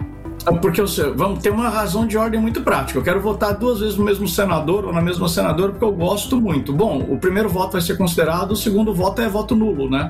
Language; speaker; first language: Portuguese; native; Portuguese